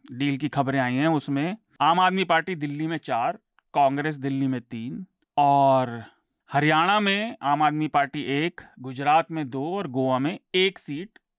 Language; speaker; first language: Hindi; native; Hindi